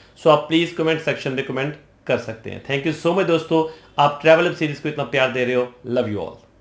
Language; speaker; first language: Hindi; non-native, local second language; Punjabi